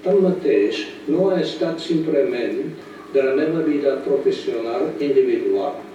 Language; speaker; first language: Catalan; non-native, fluent; Japanese